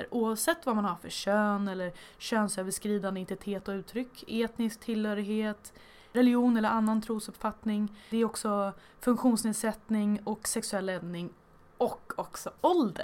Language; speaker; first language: Swedish; native; Swedish